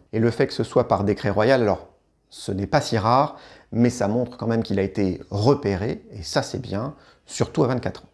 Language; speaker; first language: French; native; French